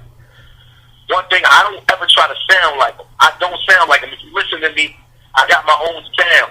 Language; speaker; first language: English; native; English